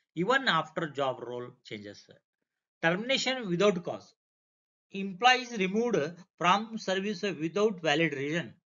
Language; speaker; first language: English; non-native, local second language; Kannada